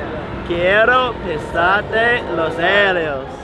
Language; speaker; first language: Spanish; non-native, learner; English